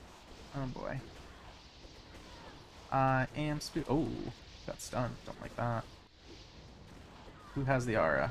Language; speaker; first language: English; native; English